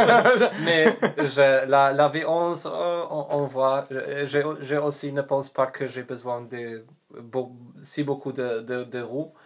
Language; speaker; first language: French; non-native, learner; Polish